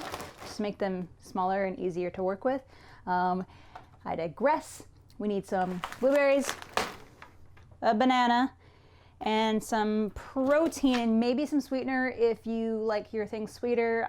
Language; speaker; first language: English; native; English